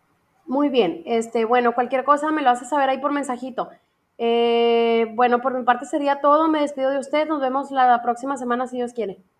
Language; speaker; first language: Spanish; native; Spanish